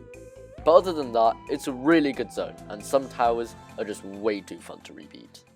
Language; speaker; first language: English; native; English